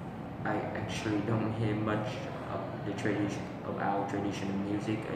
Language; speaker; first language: English; non-native, learner; Vietnamese